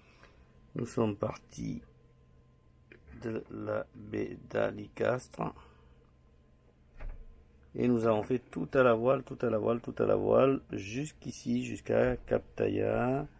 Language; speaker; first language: French; native; French